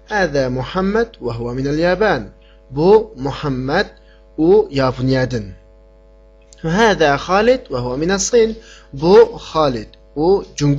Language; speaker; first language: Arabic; non-native, fluent; Uyghur